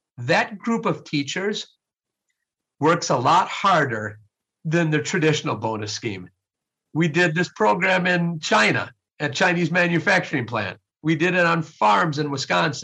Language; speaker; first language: English; native; English